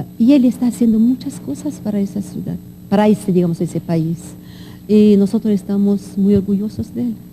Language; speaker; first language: Spanish; non-native, fluent; Armenian